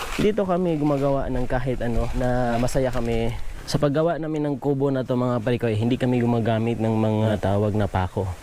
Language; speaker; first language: Filipino; non-native, local second language; Cebuano